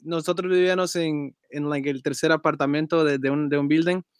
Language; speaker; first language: Spanish; early bilingual, heritage; Spanish